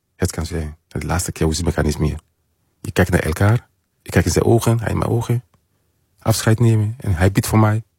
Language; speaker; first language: Dutch; non-native, learner; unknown